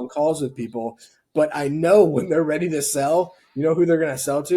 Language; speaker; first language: English; native; English